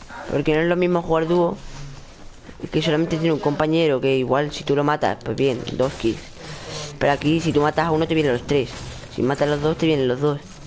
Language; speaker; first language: Spanish; native; Spanish